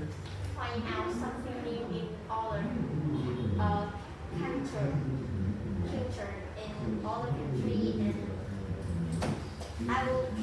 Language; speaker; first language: English; non-native, learner; Vietnamese